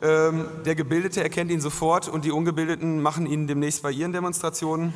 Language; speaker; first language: German; native; German